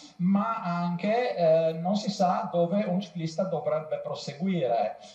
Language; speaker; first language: Italian; non-native, local second language; Slovenian